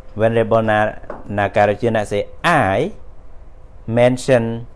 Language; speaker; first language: English; non-native, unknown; Khmer